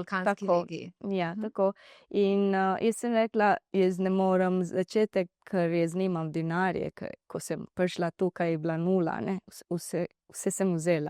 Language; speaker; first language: Slovenian; non-native, learner; Divehi